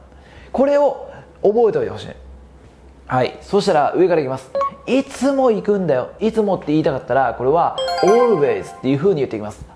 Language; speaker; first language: Japanese; native; Japanese